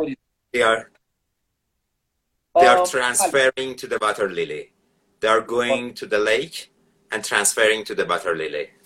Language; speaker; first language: English; non-native, fluent; Persian